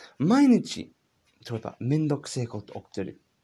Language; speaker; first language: Japanese; non-native, learner; English